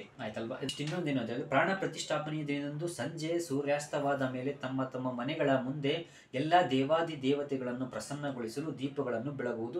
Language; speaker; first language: Kannada; native; Kannada